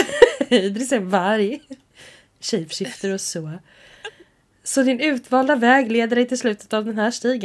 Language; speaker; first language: Swedish; native; Swedish